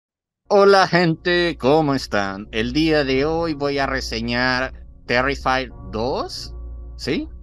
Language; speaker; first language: Spanish; native; Spanish